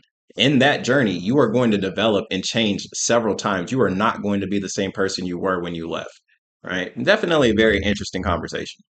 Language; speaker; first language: English; native; English